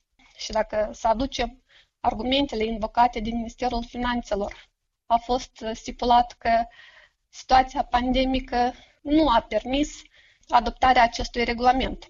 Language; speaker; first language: Romanian; native; Romanian